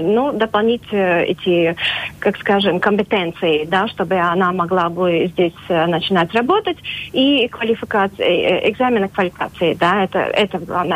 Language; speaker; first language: Russian; non-native, local second language; Latvian